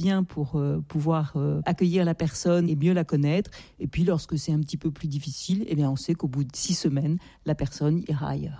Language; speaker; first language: French; native; French